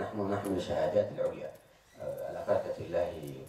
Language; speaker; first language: Arabic; non-native, fluent; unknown